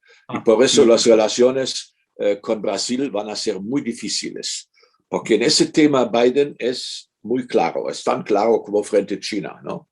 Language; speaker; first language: Spanish; non-native, fluent; German